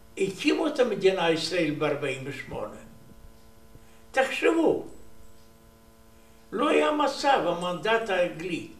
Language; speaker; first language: Hebrew; non-native, learner; Romanian